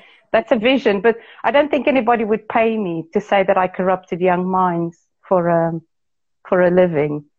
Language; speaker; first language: English; non-native, local second language; Portuguese